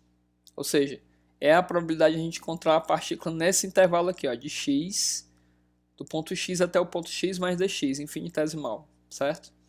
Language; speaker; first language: Portuguese; native; Portuguese